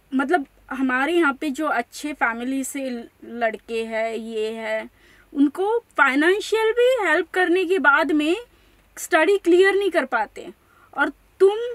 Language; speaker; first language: Hindi; non-native, local second language; Marathi